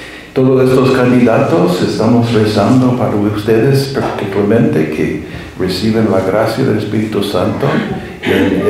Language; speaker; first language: Spanish; non-native, fluent; English